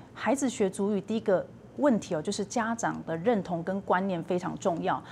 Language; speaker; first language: Chinese; native; Chinese